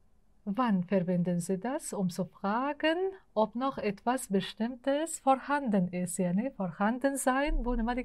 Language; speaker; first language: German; non-native, fluent; Uzbek